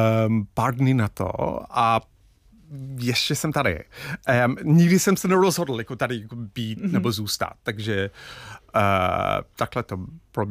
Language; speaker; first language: Czech; non-native, fluent; English